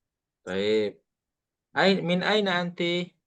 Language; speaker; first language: Arabic; non-native, fluent; Indonesian